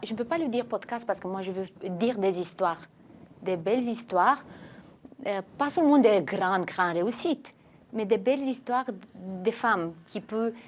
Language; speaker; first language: French; non-native, fluent; Romanian